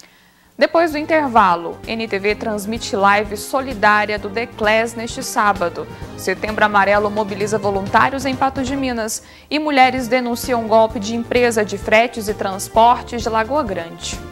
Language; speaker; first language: Portuguese; native; Portuguese